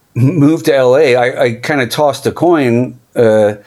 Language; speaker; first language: English; native; English